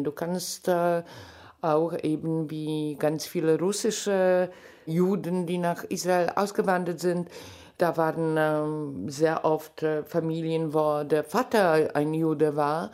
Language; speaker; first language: German; non-native, fluent; Polish